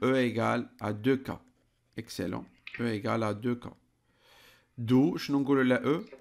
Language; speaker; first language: French; non-native, local second language; Arabic